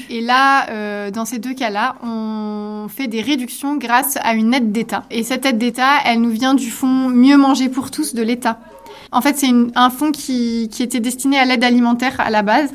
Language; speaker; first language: French; native; French